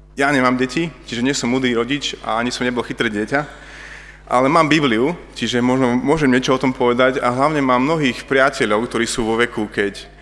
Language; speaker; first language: Slovak; native; Slovak